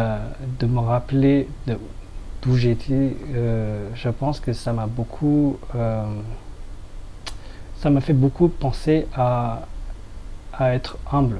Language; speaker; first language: French; non-native, fluent; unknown